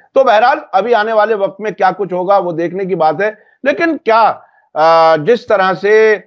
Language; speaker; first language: Hindi; native; Hindi